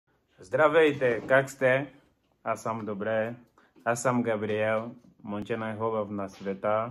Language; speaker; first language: Bulgarian; non-native, learner; Portuguese